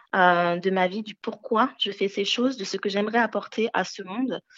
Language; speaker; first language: French; early bilingual, other home language; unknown